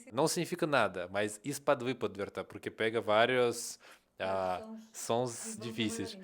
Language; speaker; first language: Portuguese; non-native, fluent; Russian